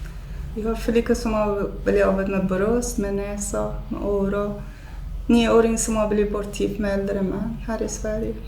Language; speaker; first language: Swedish; non-native, fluent; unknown